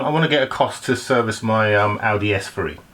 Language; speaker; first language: English; native; English